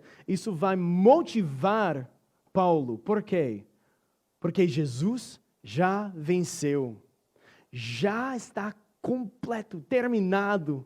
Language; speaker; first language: Portuguese; non-native, fluent; English